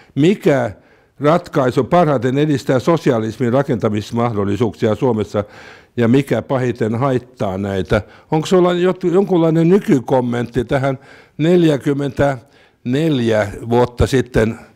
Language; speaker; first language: Finnish; non-native, local second language; Swedish